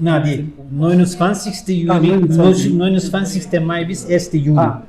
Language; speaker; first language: German; non-native, learner; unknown